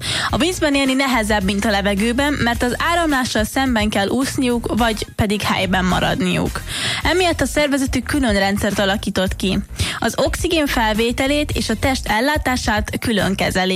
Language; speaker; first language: Hungarian; native; Hungarian